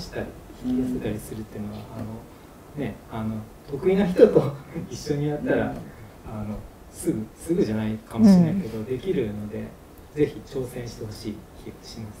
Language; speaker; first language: Japanese; native; Japanese